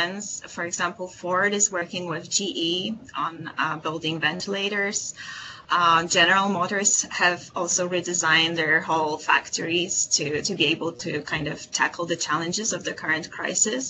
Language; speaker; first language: English; non-native, fluent; Polish